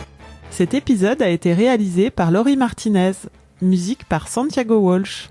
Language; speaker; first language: French; native; French